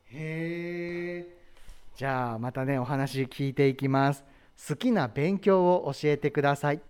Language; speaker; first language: Japanese; native; Japanese